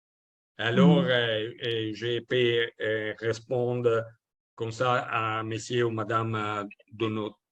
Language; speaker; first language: French; non-native, learner; Italian